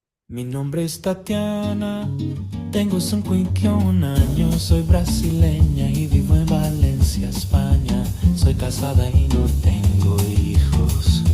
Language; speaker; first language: Spanish; non-native, learner; Portuguese